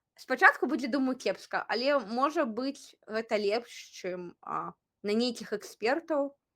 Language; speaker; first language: Belarusian; native; Belarusian